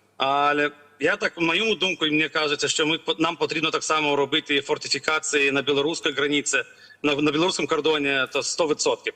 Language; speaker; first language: Ukrainian; non-native, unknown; Lithuanian